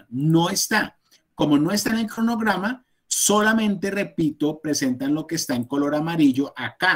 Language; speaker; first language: Spanish; native; Spanish